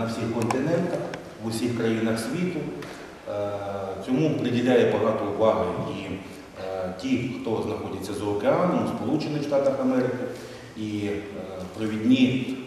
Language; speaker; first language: Ukrainian; native; Ukrainian